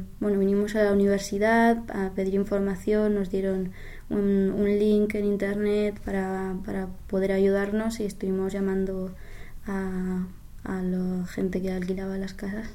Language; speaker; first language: Spanish; native; Spanish